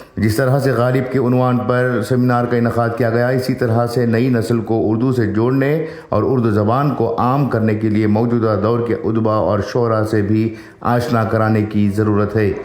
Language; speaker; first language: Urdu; native; Urdu